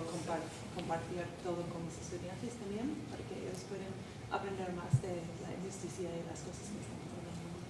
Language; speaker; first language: Spanish; non-native, fluent; English